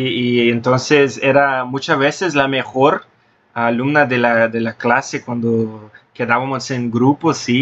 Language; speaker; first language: Spanish; non-native, fluent; Portuguese